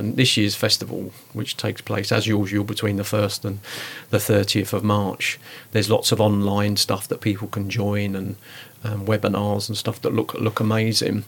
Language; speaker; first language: English; native; English